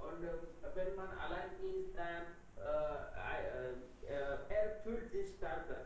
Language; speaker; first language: German; non-native, learner; Hindi